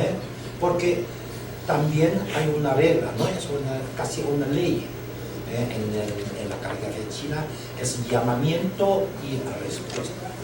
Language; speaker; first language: Spanish; non-native, learner; Chinese